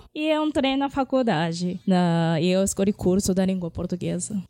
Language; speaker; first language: Portuguese; non-native, fluent; Japanese